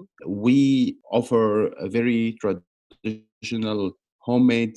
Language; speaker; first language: English; non-native, learner; Arabic